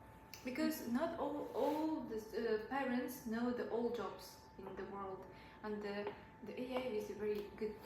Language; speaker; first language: English; non-native, learner; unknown